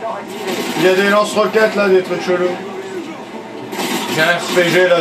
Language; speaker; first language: French; native; French